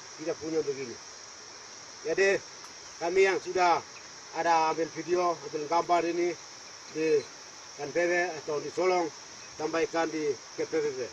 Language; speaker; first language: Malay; non-native, local second language; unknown